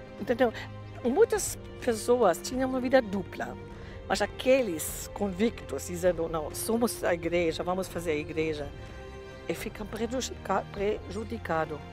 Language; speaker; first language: Portuguese; non-native, fluent; German